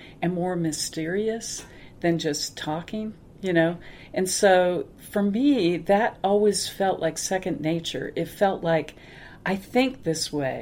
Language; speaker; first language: English; native; English